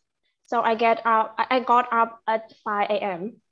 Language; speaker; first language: English; non-native, learner; Vietnamese